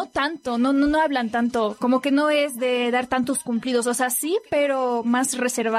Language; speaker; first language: Spanish; non-native, fluent; Polish